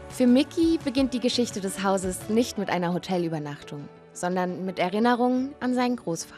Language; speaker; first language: German; native; German